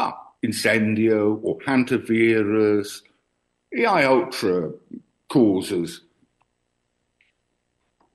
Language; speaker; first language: Spanish; non-native, learner; English